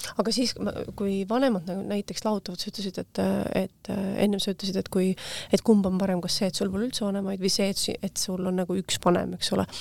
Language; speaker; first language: Estonian; native; Estonian